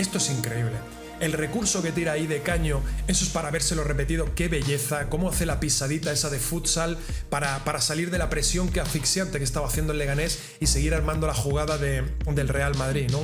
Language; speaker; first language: Spanish; native; Spanish